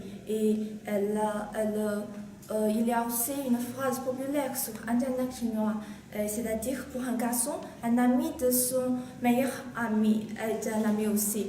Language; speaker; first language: French; non-native, learner; Chinese